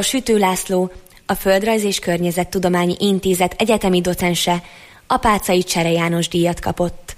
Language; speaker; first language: Hungarian; native; Hungarian